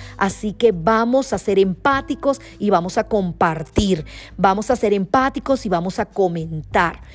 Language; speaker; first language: Spanish; native; Spanish